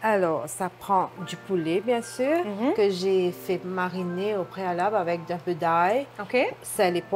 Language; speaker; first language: French; non-native, local second language; Morisyen